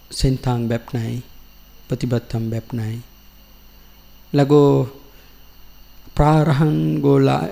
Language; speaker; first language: Thai; non-native, learner; Sinhala